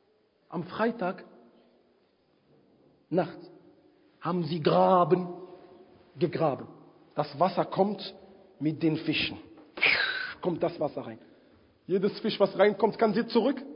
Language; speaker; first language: German; non-native, fluent; Arabic